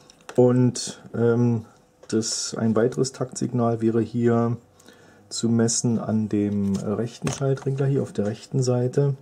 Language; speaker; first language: German; native; German